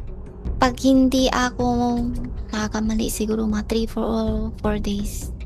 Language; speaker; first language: Filipino; non-native, learner; Chinese